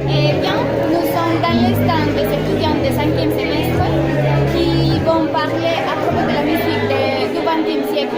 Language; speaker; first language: French; non-native, learner; Spanish